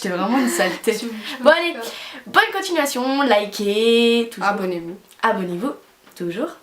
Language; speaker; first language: French; native; French